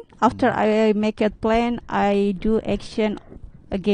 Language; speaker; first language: English; non-native, learner; Indonesian